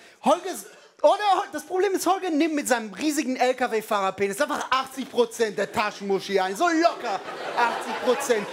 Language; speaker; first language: German; non-native, fluent; Hebrew